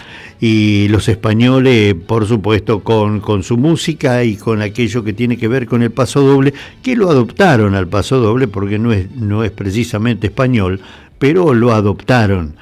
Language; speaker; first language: Spanish; native; Spanish